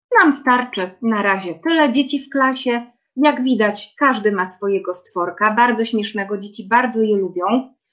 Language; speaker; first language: Polish; native; Polish